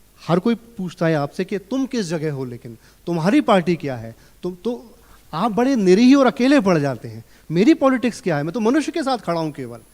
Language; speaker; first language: Hindi; native; Hindi